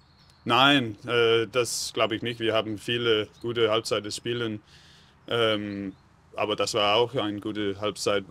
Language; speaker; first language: German; non-native, learner; Danish